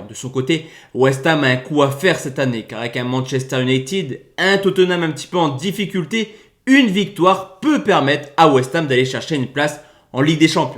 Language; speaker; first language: French; native; French